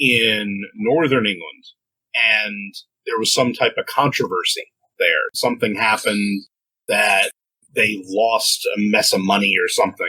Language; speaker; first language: English; native; English